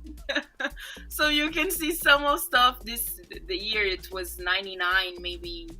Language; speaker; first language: English; non-native, fluent; Portuguese